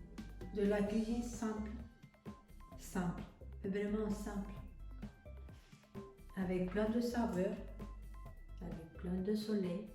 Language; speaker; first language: French; non-native, fluent; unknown